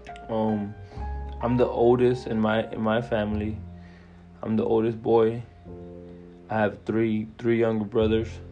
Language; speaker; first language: English; early bilingual, other home language; Spanish